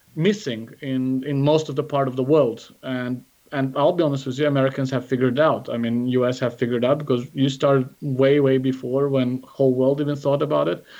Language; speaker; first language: English; non-native, fluent; Azerbaijani